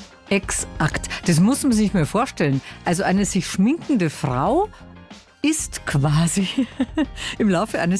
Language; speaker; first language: German; native; German